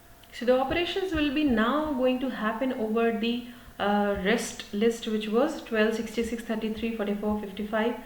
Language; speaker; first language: English; non-native, local second language; Hindi